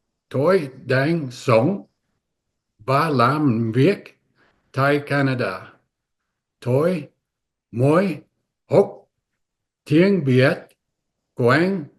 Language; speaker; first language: Vietnamese; non-native, learner; English